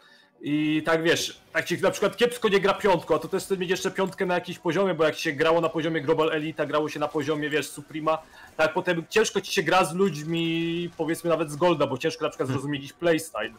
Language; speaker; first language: Polish; native; Polish